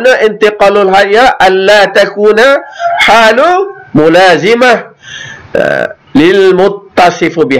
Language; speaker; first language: Arabic; non-native, fluent; Malay